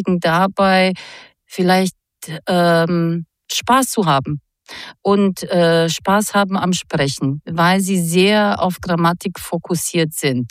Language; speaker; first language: German; non-native, fluent; Croatian